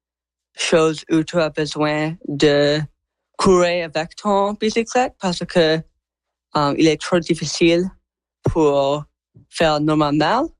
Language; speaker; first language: French; non-native, learner; English